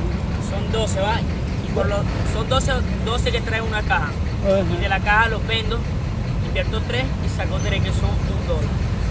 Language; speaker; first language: Spanish; native; Spanish